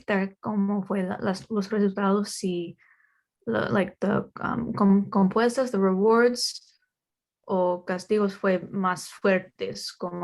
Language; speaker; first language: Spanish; non-native, learner; English